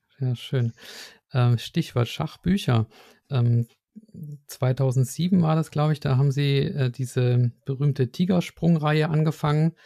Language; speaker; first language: German; native; German